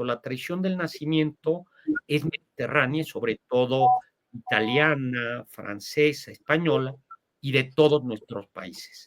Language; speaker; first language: Spanish; native; Spanish